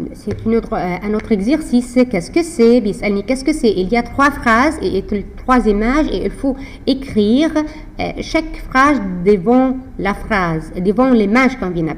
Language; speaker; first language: French; non-native, fluent; Arabic